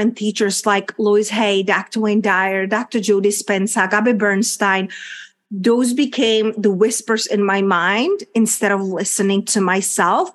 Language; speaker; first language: English; non-native, fluent; Czech